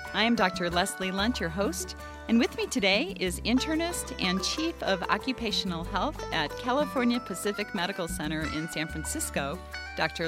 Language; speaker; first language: English; native; English